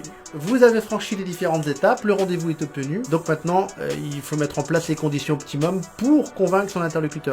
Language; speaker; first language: French; native; French